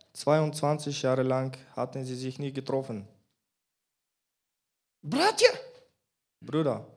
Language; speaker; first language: German; non-native, learner; Bulgarian